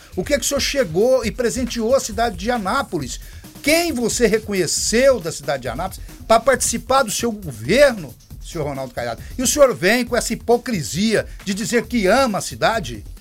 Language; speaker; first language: Portuguese; native; Portuguese